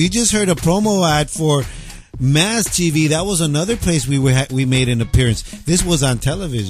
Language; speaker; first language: English; early bilingual, other home language; Spanish